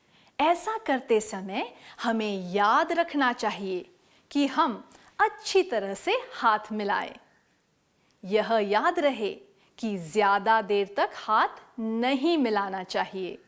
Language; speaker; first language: Hindi; native; Hindi